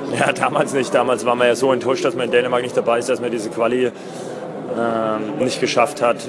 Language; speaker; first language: German; native; German